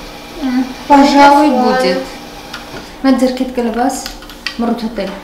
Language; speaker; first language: Russian; non-native, fluent; Armenian